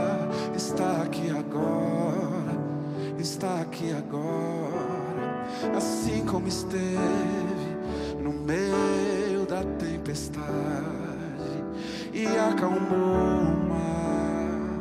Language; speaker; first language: Portuguese; native; Portuguese